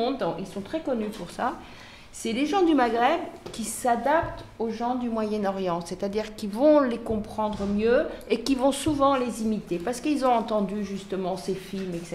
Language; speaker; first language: French; native; French